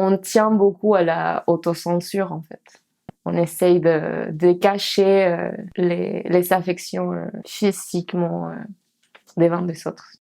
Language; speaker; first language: French; non-native, fluent; Spanish